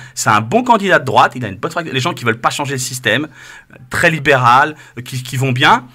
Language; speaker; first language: French; native; French